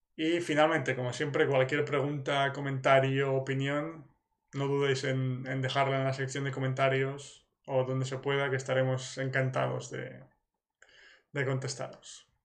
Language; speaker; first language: Spanish; native; Spanish